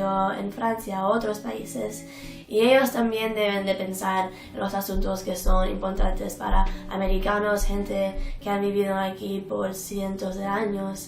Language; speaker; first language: Spanish; early bilingual, heritage; Spanish